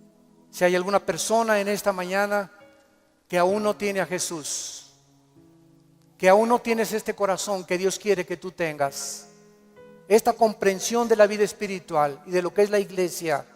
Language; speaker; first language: Spanish; native; Spanish